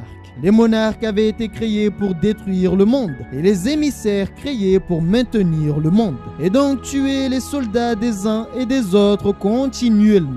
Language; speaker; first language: French; native; French